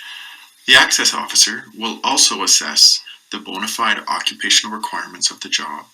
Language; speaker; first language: English; native; English